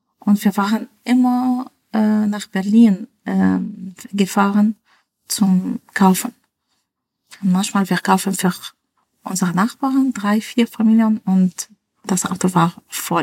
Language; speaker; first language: German; non-native, learner; Arabic